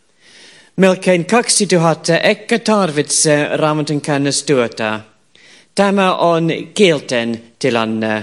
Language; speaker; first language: Finnish; non-native, fluent; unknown